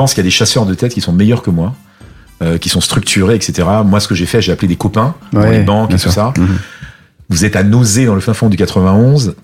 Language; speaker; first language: French; native; French